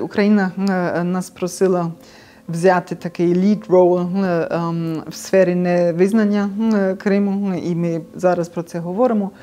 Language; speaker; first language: Ukrainian; non-native, fluent; German